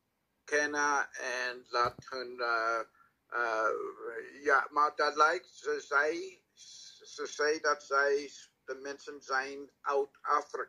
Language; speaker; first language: Dutch; non-native, learner; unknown